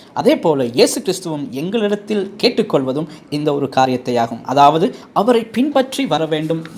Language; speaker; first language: Tamil; non-native, fluent; English